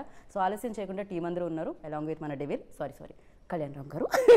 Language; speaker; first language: Telugu; native; Telugu